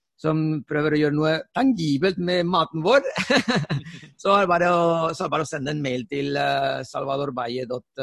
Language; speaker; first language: Norwegian; non-native, fluent; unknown